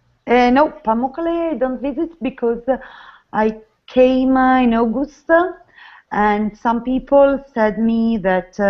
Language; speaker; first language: English; non-native, learner; Italian